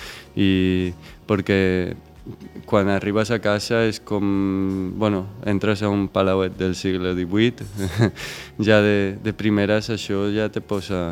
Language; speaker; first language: Catalan; non-native, local second language; Spanish